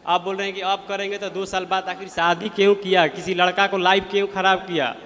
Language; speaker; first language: Hindi; native; Hindi